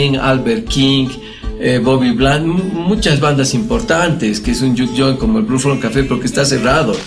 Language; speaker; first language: Spanish; native; Spanish